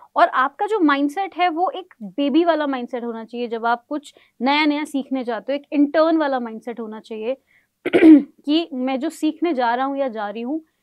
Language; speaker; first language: Hindi; native; Hindi